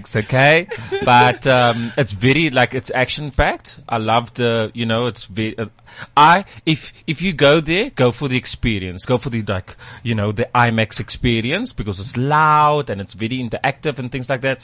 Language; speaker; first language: English; non-native, fluent; German